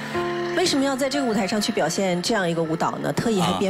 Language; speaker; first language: Chinese; native; Chinese